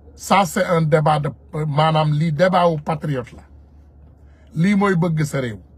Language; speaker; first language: French; non-native, local second language; Wolof